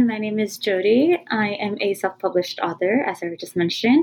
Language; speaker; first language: English; native; English